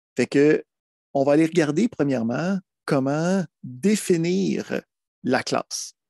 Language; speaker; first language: French; native; French